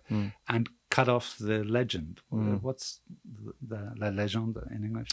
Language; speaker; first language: English; native; English